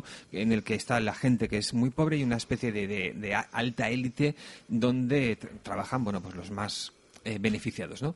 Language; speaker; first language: Spanish; native; Spanish